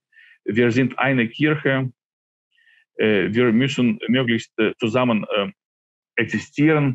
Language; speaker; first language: German; non-native, fluent; Ukrainian